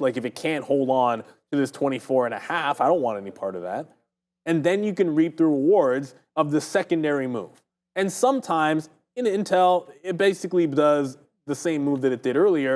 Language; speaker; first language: English; native; English